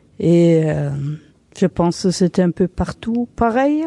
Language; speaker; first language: French; non-native, fluent; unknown